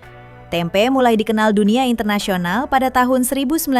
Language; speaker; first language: Indonesian; native; Indonesian